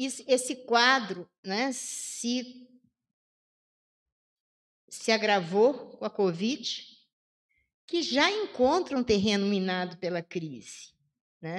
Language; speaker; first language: Portuguese; native; Portuguese